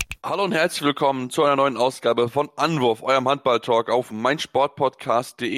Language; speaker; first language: German; native; German